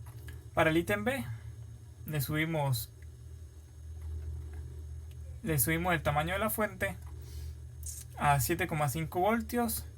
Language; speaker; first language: Spanish; native; Spanish